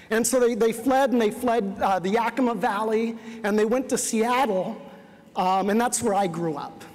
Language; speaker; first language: English; native; English